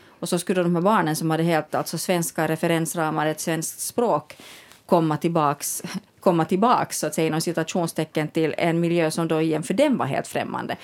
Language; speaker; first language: Swedish; native; Swedish